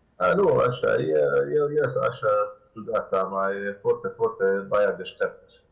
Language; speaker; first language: Romanian; non-native, learner; Bosnian